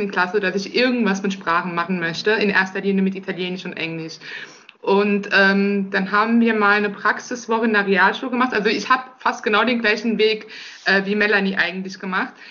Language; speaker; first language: German; early bilingual, other home language; Italian